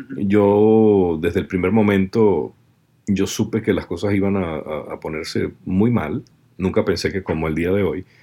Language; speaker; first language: Spanish; native; Spanish